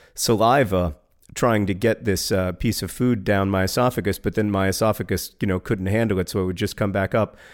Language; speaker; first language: English; native; English